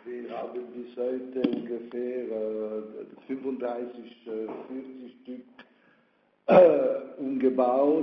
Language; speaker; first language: German; non-native, fluent; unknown